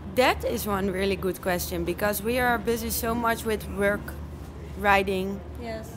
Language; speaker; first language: English; non-native, fluent; Dutch